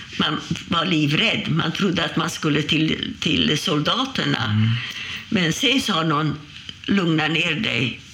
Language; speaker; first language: Swedish; non-native, fluent; Hungarian